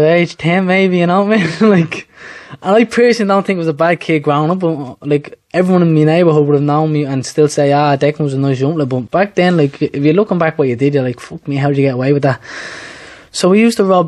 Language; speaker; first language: English; native; English